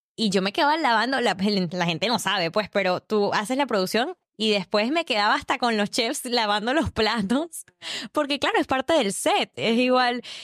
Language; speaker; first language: Spanish; native; Spanish